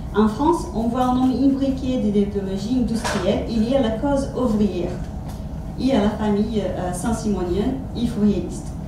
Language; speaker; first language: French; non-native, fluent; Portuguese